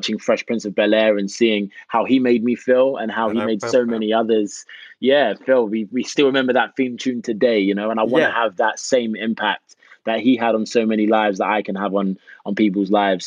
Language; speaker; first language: English; native; English